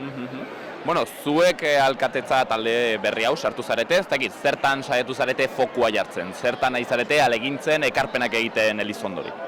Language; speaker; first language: Basque; native; Basque